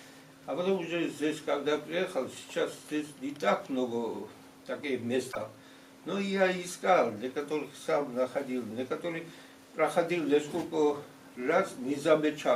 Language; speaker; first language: Russian; non-native, fluent; Georgian